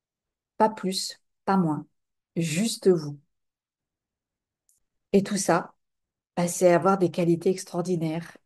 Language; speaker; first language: French; native; French